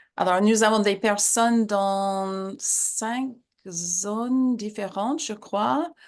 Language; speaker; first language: French; non-native, fluent; English